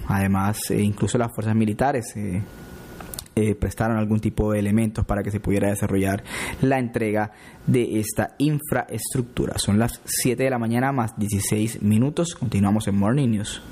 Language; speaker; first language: Spanish; non-native, local second language; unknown